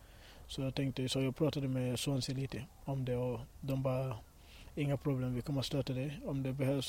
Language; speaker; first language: Swedish; early bilingual, other home language; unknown